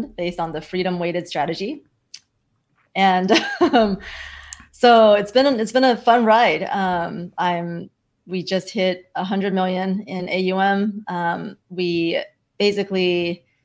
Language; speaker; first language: English; early bilingual, other home language; Chinese